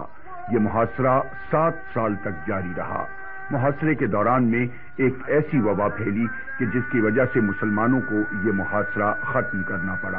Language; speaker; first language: Urdu; native; Urdu